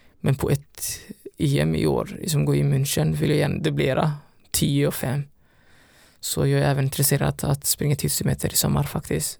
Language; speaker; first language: Swedish; early bilingual, other home language; Somali